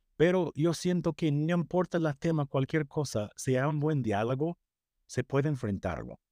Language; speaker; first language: Spanish; non-native, fluent; English